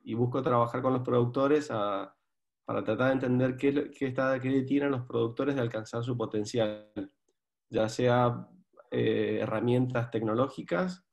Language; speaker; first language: Spanish; native; Spanish